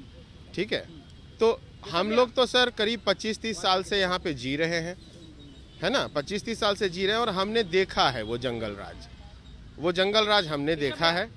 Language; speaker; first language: Hindi; native; Hindi